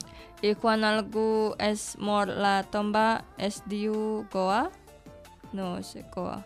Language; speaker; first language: Catalan; non-native, learner; Indonesian